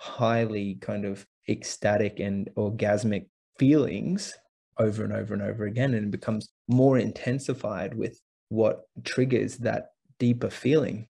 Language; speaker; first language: English; native; English